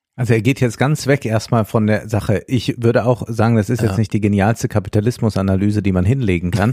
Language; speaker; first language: German; native; German